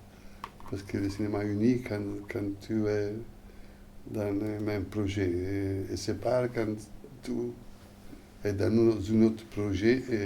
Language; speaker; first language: French; non-native, fluent; Italian